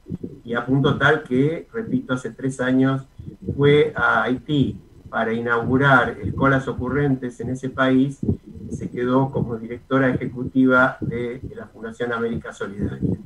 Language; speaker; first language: Spanish; native; Spanish